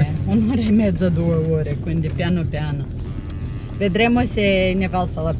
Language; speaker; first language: Italian; non-native, fluent; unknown